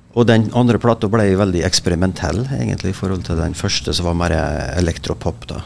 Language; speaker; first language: Norwegian; native; Norwegian